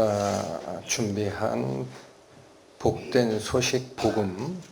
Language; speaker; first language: Korean; native; Korean